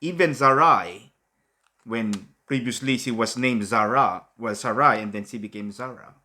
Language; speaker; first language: English; non-native, local second language; Filipino